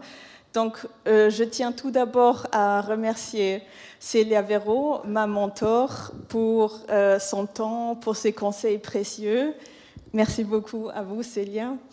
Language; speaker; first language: French; non-native, fluent; German